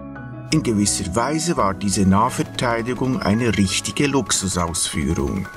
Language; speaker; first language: German; native; German